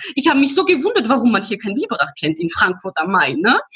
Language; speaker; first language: German; non-native, fluent; Georgian